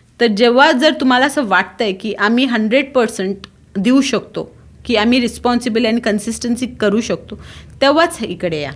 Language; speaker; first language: Marathi; non-native, local second language; Tulu